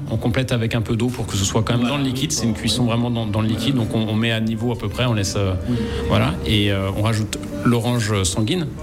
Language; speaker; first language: French; native; French